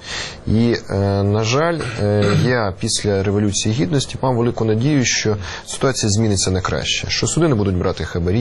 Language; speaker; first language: Ukrainian; native; Ukrainian